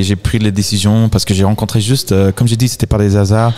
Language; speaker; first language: French; non-native, fluent; English